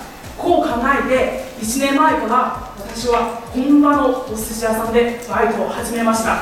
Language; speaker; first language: Japanese; non-native, fluent; Chinese